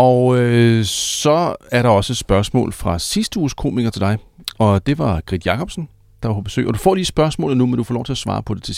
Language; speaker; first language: Danish; native; Danish